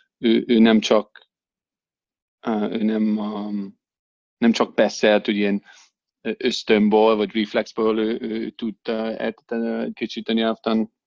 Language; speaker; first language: Hungarian; non-native, fluent; English